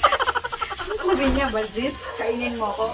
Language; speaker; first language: Filipino; native; Filipino